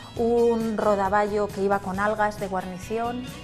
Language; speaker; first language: Spanish; native; Spanish